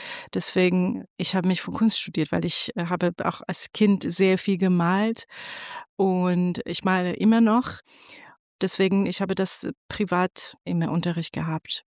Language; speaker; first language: German; non-native, fluent; Persian